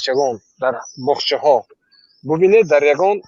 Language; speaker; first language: Persian; native; Persian